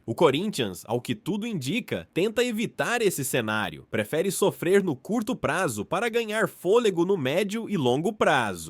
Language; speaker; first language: Portuguese; native; Portuguese